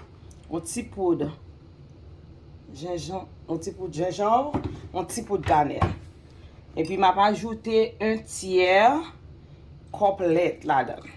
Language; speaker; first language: French; non-native, local second language; Haitian Creole